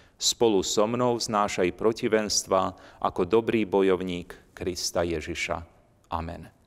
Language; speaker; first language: Slovak; native; Slovak